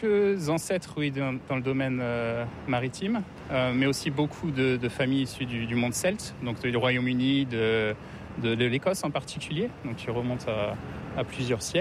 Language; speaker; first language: French; native; French